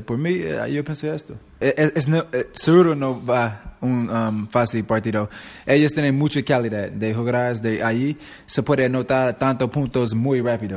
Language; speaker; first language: Spanish; non-native, learner; English